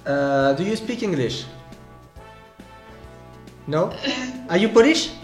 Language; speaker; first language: English; non-native, learner; French